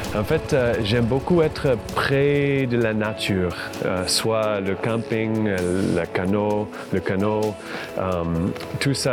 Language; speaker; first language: French; non-native, fluent; English